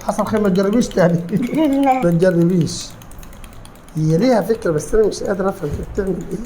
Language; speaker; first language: Arabic; native; Arabic